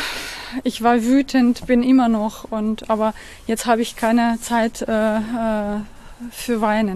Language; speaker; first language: German; non-native, fluent; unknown